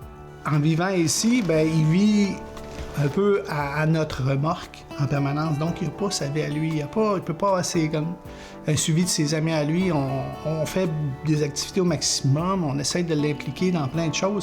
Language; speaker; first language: French; native; French